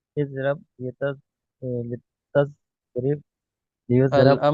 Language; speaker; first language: Arabic; non-native, learner; Urdu